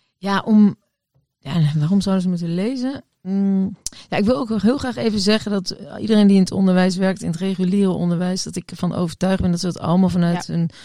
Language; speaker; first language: Dutch; native; Dutch